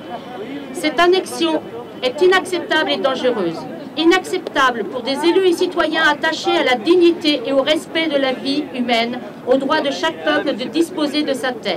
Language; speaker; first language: French; native; French